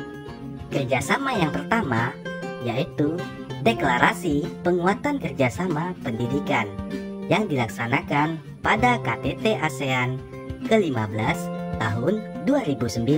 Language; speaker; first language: Indonesian; native; Indonesian